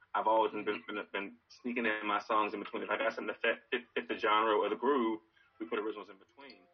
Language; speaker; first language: English; native; English